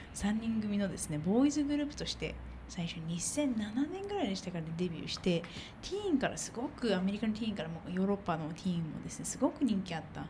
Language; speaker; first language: Japanese; native; Japanese